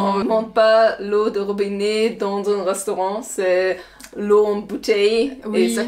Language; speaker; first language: French; non-native, learner; German